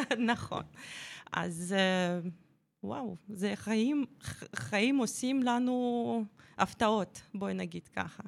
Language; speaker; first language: Hebrew; non-native, fluent; Russian